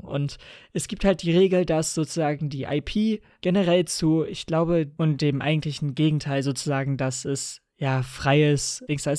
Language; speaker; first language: German; native; German